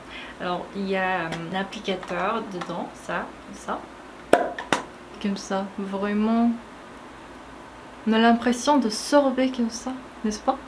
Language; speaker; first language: French; non-native, fluent; Korean